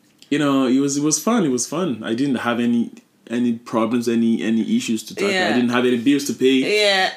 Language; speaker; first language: English; non-native, local second language; Yoruba